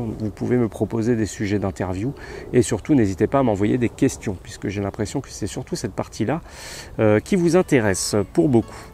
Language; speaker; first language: French; native; French